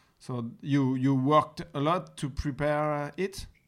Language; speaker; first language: English; non-native, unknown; French